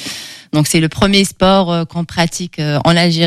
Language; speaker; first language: French; non-native, local second language; Arabic